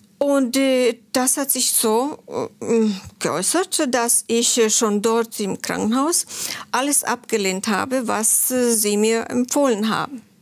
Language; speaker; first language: German; non-native, fluent; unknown